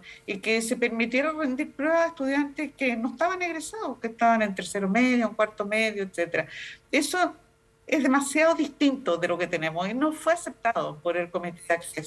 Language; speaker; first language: Spanish; native; Spanish